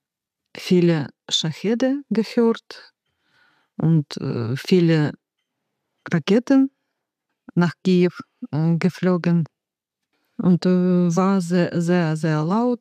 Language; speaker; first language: German; non-native, learner; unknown